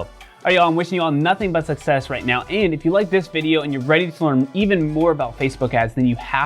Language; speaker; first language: English; native; English